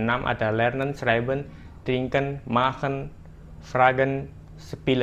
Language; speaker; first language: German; non-native, fluent; Indonesian